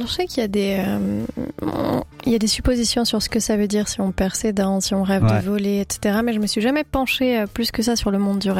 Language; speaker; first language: French; native; French